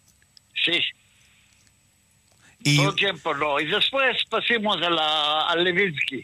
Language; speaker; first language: Spanish; early bilingual, heritage; Ladino